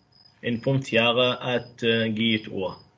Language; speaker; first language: German; non-native, learner; Arabic